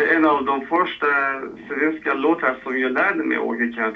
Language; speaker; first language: Swedish; non-native, fluent; Persian